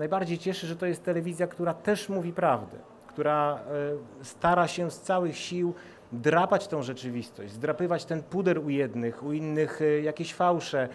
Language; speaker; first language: Polish; native; Polish